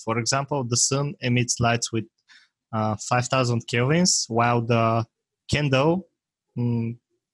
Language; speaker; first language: English; non-native, fluent; Bulgarian